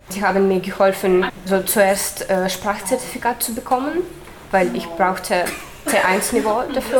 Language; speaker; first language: German; non-native, fluent; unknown